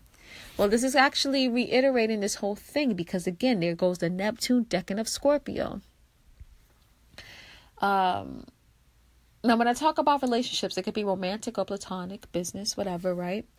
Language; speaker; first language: English; native; English